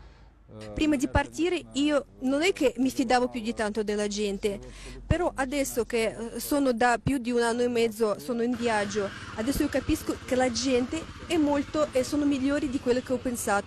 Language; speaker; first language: Italian; non-native, fluent; Russian